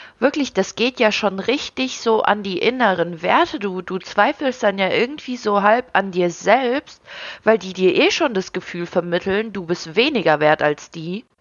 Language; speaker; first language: German; early bilingual, other home language; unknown